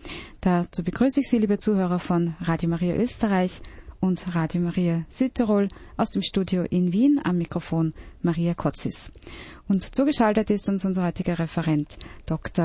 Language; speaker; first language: German; native; German